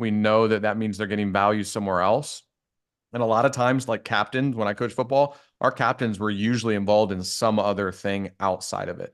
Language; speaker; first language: English; native; English